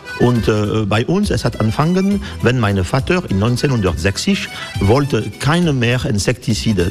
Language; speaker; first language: German; non-native, learner; French